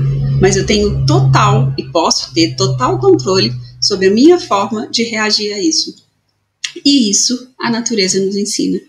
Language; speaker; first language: Portuguese; native; Portuguese